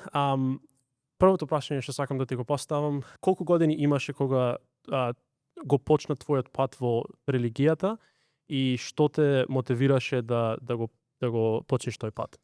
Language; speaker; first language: Macedonian; early bilingual, heritage; Macedonian